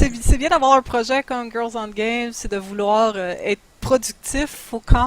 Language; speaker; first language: French; native; French